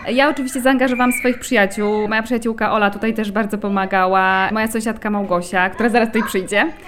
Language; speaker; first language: Polish; native; Polish